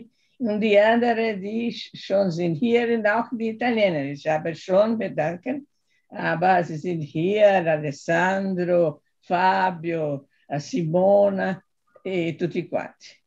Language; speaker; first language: German; non-native, learner; Portuguese